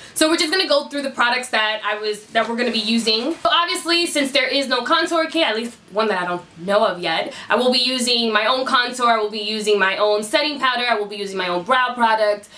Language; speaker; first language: English; early bilingual, other home language; Spanish